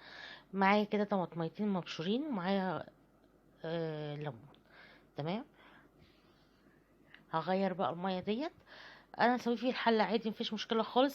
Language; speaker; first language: Arabic; native; Arabic